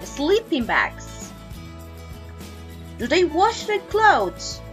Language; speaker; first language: English; non-native, fluent; Spanish